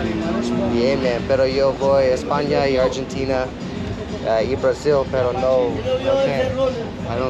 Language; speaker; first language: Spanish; non-native, learner; English